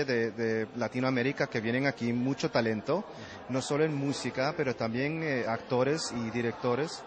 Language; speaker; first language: Spanish; early bilingual, heritage; Spanish